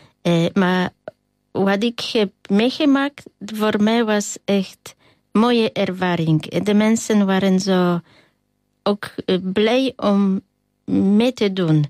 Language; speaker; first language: Dutch; non-native, learner; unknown